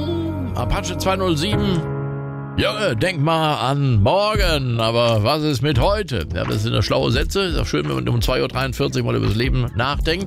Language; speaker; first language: German; native; German